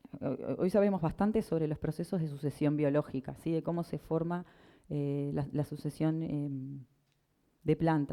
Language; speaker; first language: Spanish; native; Spanish